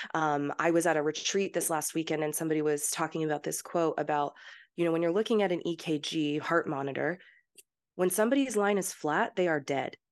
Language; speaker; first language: English; early bilingual, heritage; English